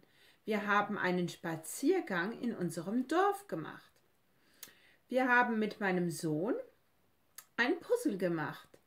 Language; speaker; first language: German; non-native, fluent; French